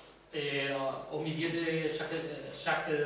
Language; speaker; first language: French; non-native, learner; Spanish